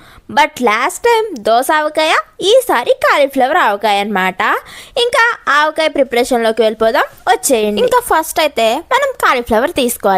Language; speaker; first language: Telugu; native; Telugu